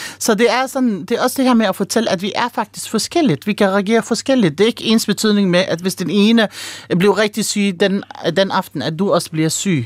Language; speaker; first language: Danish; early bilingual, other home language; Arabic